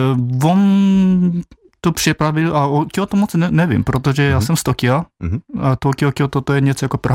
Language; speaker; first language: Czech; non-native, fluent; Japanese